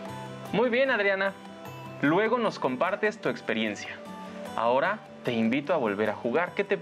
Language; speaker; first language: Spanish; native; Spanish